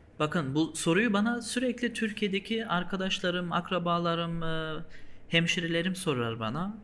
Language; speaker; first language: Turkish; early bilingual, heritage; Turkish